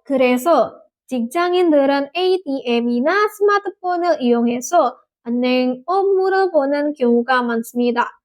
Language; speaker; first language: Korean; non-native, fluent; Indonesian